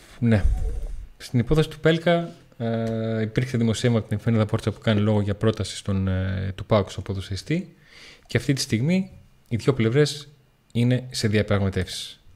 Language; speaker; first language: Greek; native; Greek